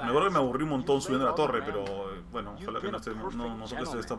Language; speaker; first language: Spanish; native; Spanish